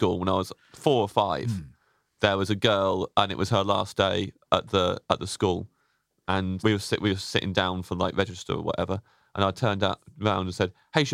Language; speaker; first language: English; native; English